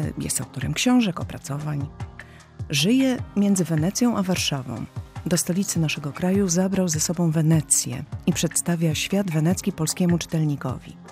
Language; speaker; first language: Polish; native; Polish